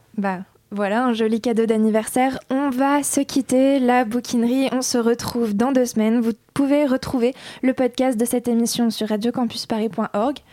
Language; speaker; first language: French; native; French